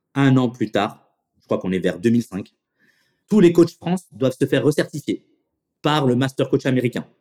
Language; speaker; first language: French; native; French